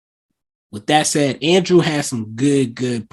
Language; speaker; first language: English; native; English